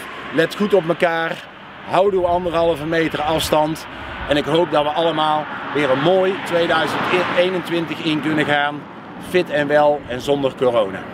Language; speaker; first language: Dutch; native; Dutch